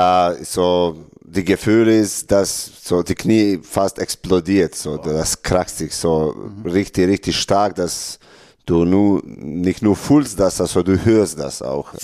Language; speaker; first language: German; non-native, learner; Serbian